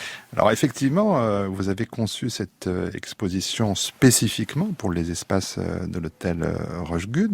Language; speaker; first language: French; native; French